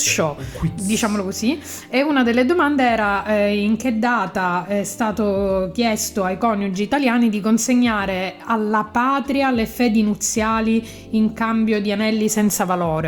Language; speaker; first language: Italian; native; Italian